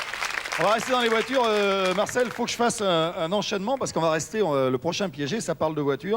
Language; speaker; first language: French; native; French